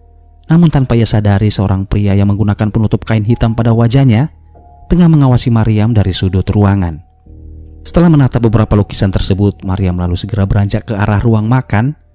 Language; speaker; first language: Indonesian; native; Indonesian